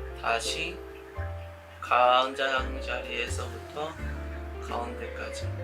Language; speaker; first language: Korean; native; Korean